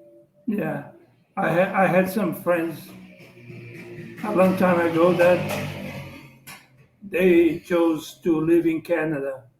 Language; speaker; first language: English; non-native, learner; Portuguese